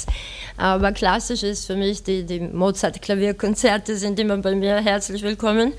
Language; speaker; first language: German; native; German